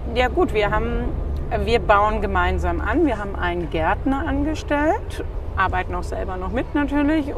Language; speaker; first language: German; native; German